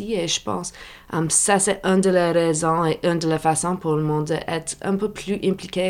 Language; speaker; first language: French; non-native, local second language; English